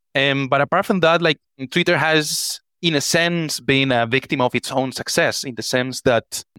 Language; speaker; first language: English; non-native, fluent; Spanish